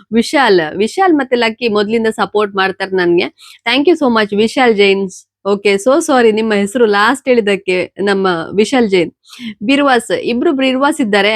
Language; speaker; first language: Kannada; non-native, local second language; Konkani